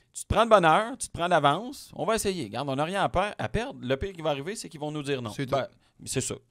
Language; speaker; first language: French; native; French